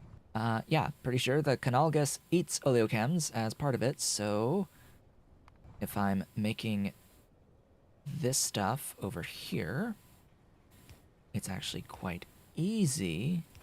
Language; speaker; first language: English; native; English